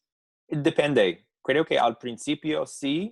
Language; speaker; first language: Spanish; non-native, fluent; English